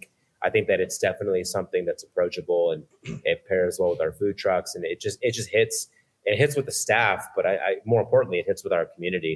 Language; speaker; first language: English; native; English